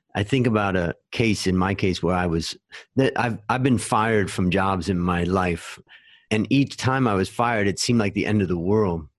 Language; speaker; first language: English; native; English